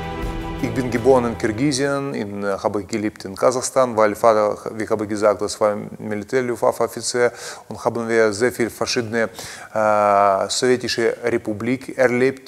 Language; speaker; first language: German; non-native, learner; Russian